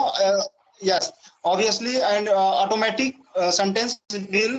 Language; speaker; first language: English; non-native, learner; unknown